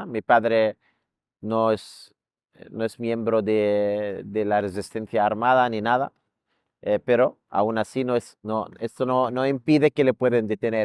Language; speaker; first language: Spanish; non-native, fluent; Arabic